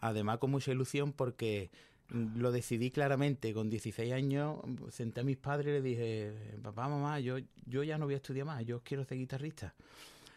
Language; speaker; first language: Spanish; native; Spanish